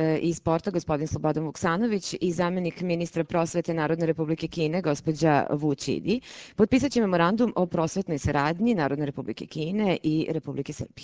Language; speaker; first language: Serbian; native; Serbian